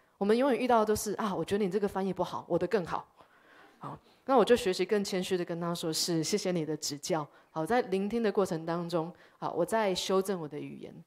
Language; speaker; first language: Chinese; early bilingual, heritage; Chinese